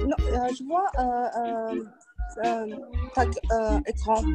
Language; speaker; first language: French; non-native, learner; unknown